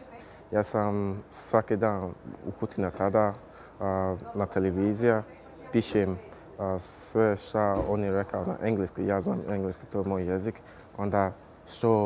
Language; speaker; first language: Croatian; non-native, learner; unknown